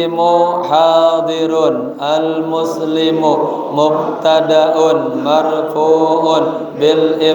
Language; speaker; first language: Arabic; non-native, fluent; Indonesian